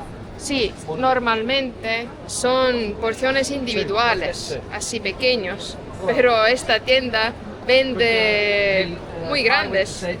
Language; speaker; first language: Spanish; non-native, fluent; Estonian